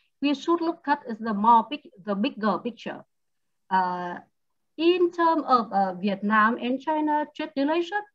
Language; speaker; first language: English; non-native, learner; Vietnamese